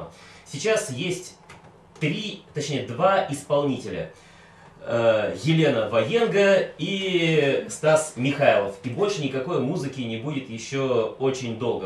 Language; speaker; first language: Russian; native; Russian